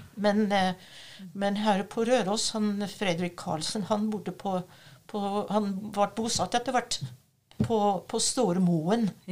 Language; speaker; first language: Norwegian; non-native, fluent; French